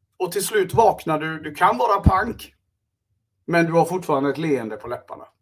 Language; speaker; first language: Swedish; early bilingual, other home language; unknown